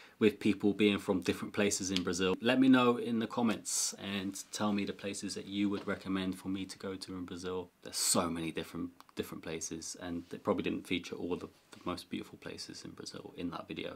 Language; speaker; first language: English; native; English